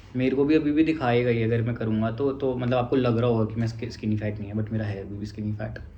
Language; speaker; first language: Hindi; native; Hindi